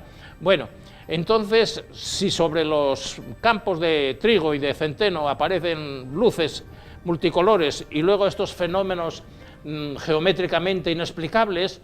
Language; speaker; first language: Spanish; native; Spanish